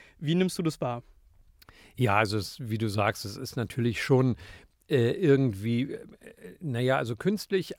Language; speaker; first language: German; native; German